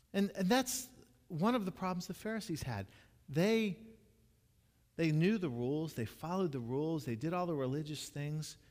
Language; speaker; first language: English; native; English